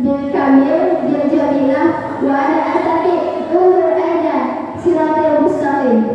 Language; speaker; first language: Arabic; non-native, learner; Indonesian